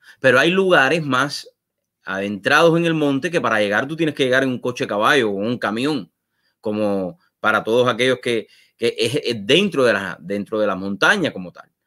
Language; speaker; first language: Spanish; native; Spanish